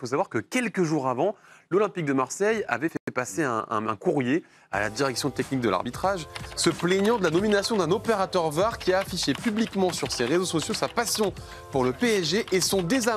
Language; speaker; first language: French; native; French